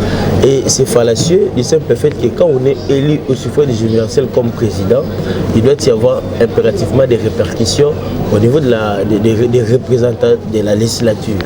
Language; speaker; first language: French; non-native, local second language; Lingala